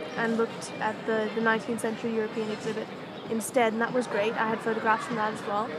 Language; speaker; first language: English; native; English